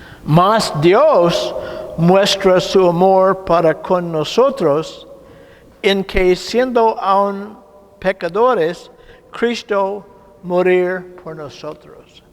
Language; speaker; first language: Spanish; non-native, learner; English